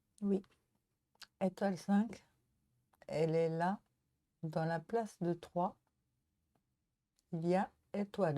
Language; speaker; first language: French; non-native, learner; Japanese